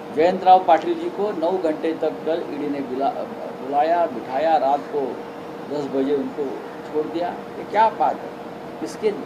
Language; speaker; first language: Hindi; non-native, local second language; Marathi